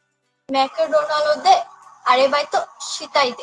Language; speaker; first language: Japanese; non-native, learner; Bangla